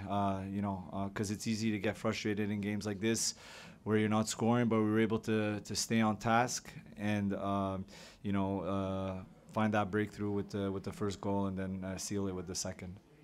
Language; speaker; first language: English; early bilingual, other home language; French